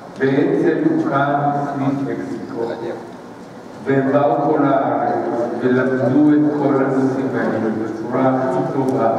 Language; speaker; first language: Hebrew; early bilingual, other home language; Spanish